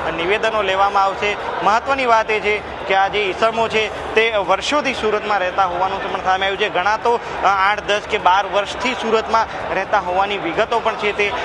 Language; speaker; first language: Gujarati; native; Gujarati